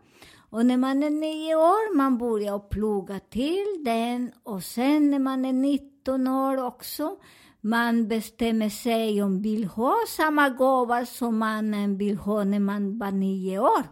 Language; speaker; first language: Swedish; non-native, learner; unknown